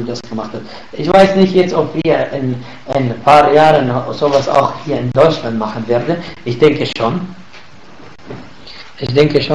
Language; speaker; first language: German; non-native, learner; Arabic